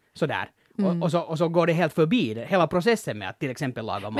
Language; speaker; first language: Swedish; native; Swedish